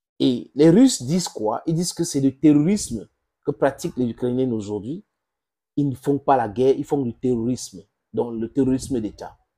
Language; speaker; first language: French; non-native, local second language; English